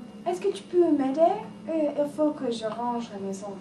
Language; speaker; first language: French; non-native, learner; English